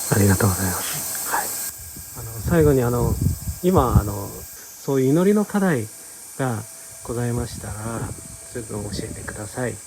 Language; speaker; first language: Japanese; non-native, fluent; Korean